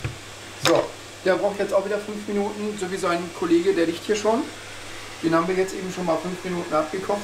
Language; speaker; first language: German; native; German